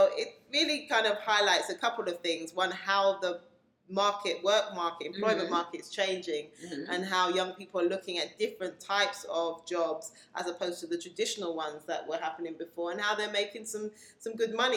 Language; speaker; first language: English; native; English